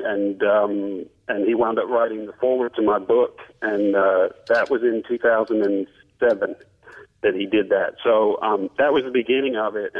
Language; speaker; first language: English; native; English